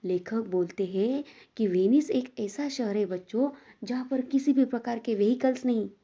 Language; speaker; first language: Hindi; non-native, local second language; Marathi